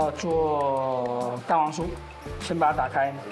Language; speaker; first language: Chinese; native; Chinese